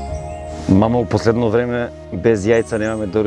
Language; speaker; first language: Macedonian; native; Macedonian